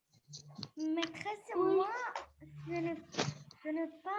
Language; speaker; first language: French; non-native, learner; Arabic